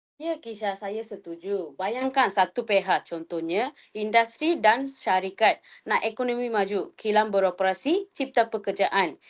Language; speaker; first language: Malay; non-native, local second language; Tamil